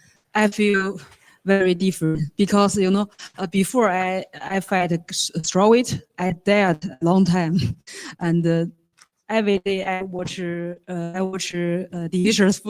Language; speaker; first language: English; non-native, learner; Chinese